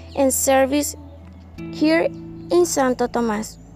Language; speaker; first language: English; non-native, fluent; Spanish